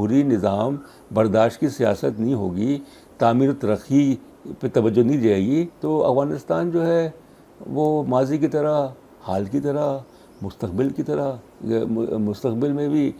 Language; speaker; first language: Urdu; native; Urdu